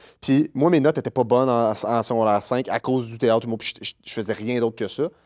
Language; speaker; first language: French; native; French